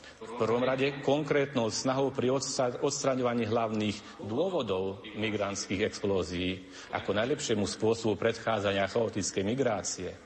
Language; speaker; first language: Slovak; native; Slovak